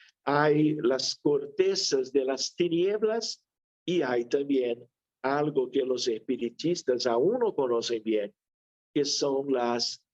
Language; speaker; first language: Spanish; non-native, fluent; Portuguese